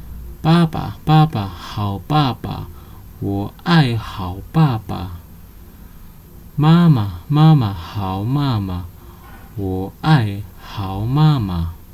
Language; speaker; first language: Chinese; non-native, fluent; Nepali